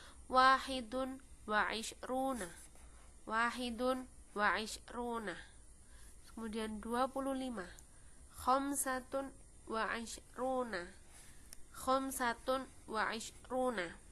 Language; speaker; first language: Arabic; non-native, fluent; Indonesian